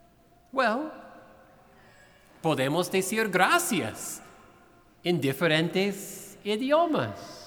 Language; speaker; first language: Spanish; non-native, fluent; English